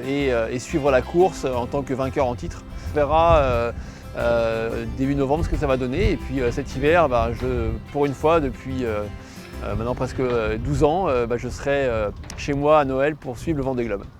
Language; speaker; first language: French; native; French